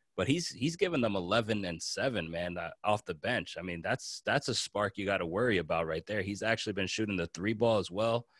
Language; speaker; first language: English; native; English